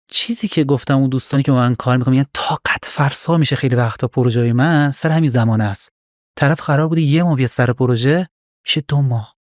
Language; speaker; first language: Persian; non-native, local second language; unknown